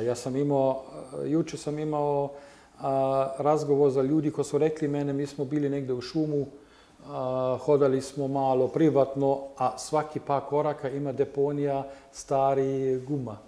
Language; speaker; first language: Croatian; non-native, learner; German